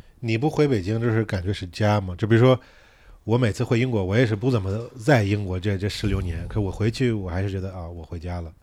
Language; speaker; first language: Chinese; non-native, fluent; English